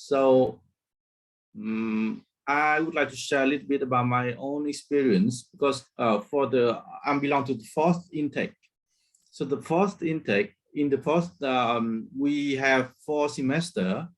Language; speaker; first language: English; non-native, learner; Vietnamese